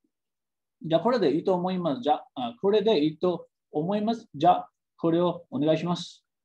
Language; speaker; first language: Japanese; non-native, fluent; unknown